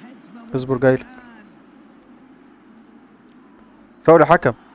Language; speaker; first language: Arabic; native; Arabic